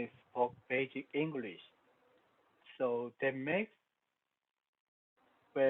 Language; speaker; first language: English; non-native, learner; Korean